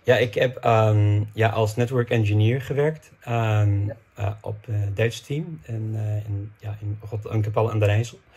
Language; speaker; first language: Dutch; non-native, fluent; English